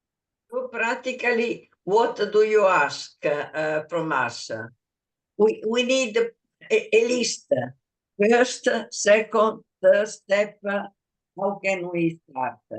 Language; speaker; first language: English; non-native, fluent; Italian